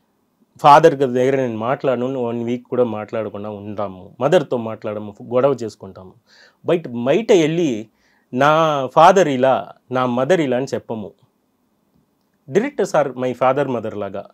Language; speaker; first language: Telugu; non-native, fluent; Tamil